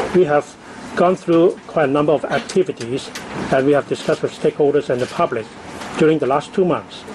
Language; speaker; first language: English; non-native, local second language; Cantonese